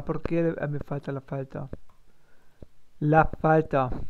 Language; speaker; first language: Spanish; non-native, learner; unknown